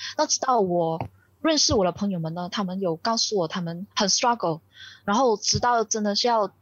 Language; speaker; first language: Chinese; native; Chinese